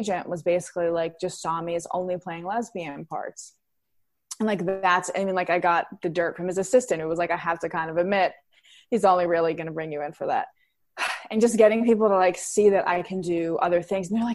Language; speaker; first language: English; native; English